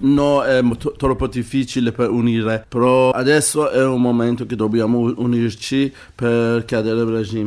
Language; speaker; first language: Italian; non-native, learner; Persian